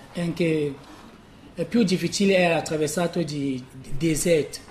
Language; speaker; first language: Italian; non-native, learner; French